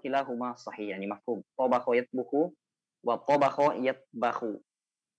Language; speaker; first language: Arabic; non-native, fluent; Indonesian